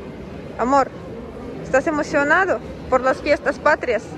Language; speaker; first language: Spanish; non-native, fluent; Russian